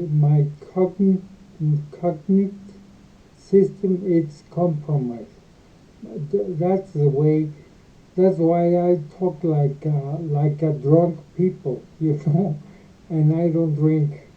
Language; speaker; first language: English; non-native, learner; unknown